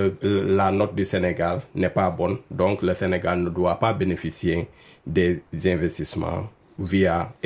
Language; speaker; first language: French; non-native, local second language; Wolof